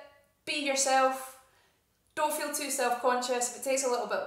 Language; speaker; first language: English; native; English